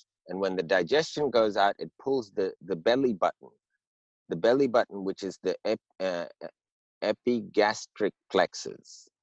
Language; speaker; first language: English; early bilingual, heritage; English